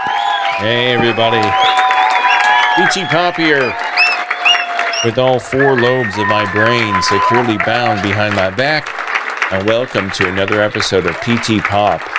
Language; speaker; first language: English; native; English